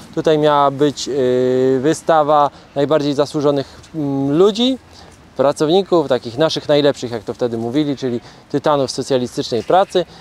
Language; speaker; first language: Polish; native; Polish